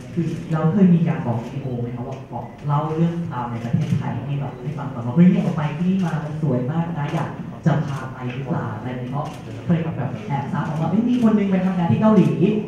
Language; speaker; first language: Thai; native; Thai